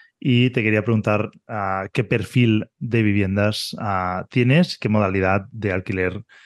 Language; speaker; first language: Spanish; native; Spanish